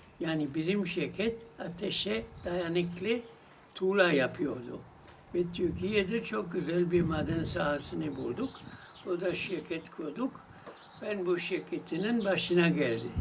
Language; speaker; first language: Turkish; non-native, fluent; German